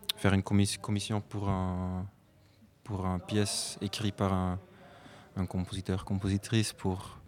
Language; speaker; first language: French; non-native, fluent; Dutch